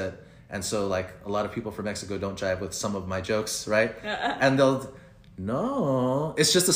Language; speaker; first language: English; early bilingual, other home language; Spanish